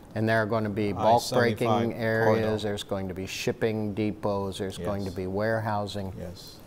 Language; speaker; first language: English; native; English